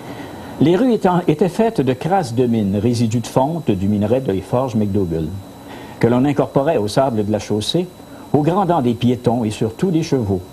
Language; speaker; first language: French; native; French